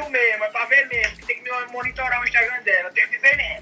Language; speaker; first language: Portuguese; native; Portuguese